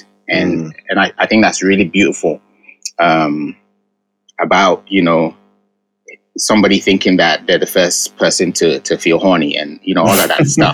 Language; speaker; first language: English; non-native, local second language; Ga